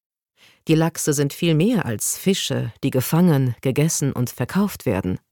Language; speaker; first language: German; native; German